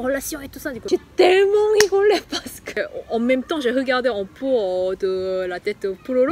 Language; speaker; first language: French; non-native, fluent; Korean